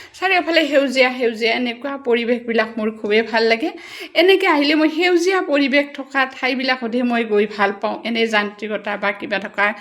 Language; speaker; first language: Assamese; native; Assamese